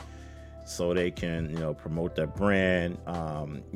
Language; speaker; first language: English; native; English